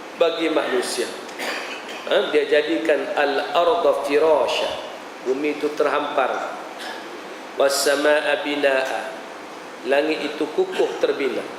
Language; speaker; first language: Malay; native; Malay